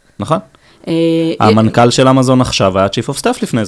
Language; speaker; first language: Hebrew; native; Hebrew